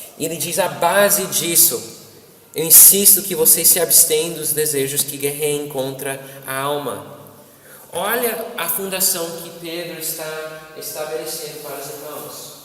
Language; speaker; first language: Portuguese; non-native, fluent; English